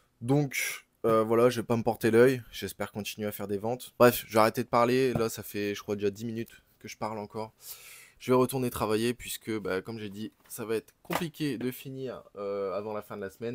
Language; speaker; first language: French; native; French